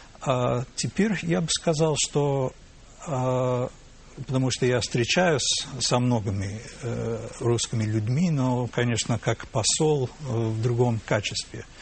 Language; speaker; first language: Russian; non-native, fluent; English